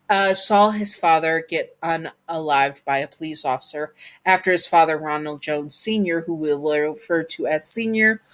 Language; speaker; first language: English; native; English